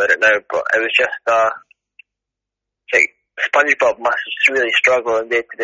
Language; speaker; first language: English; native; English